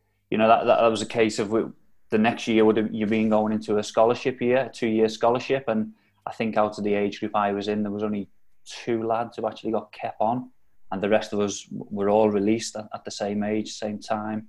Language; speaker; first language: English; native; English